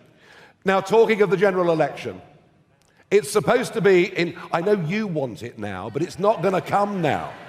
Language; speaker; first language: English; native; English